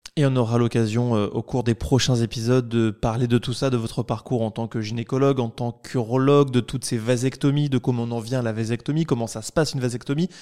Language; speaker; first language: French; native; French